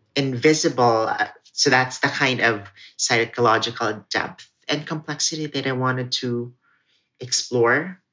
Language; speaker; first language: English; non-native, local second language; Cebuano